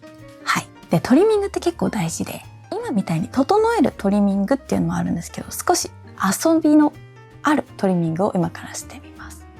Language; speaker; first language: Japanese; native; Japanese